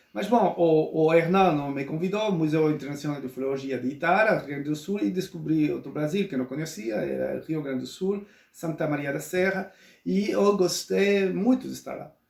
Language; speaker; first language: Portuguese; non-native, local second language; Spanish